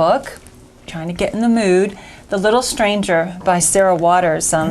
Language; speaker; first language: English; native; English